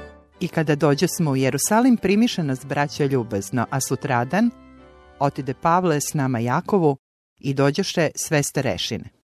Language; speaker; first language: Serbian; native; Serbian